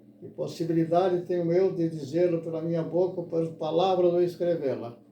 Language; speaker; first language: Portuguese; native; Portuguese